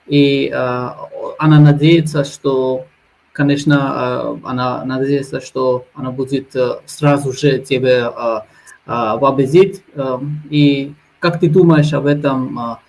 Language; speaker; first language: Russian; non-native, fluent; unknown